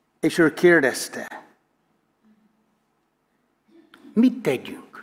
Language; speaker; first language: Hungarian; non-native, learner; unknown